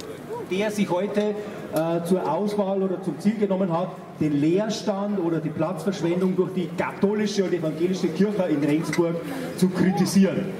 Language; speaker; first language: German; native; German